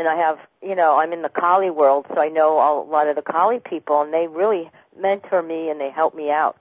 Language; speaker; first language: English; native; English